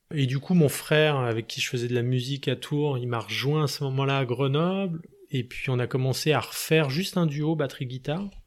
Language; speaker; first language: French; native; French